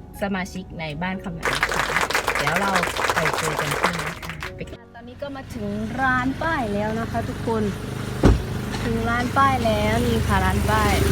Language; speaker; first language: Thai; native; Thai